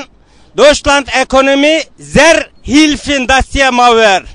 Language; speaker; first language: German; non-native, learner; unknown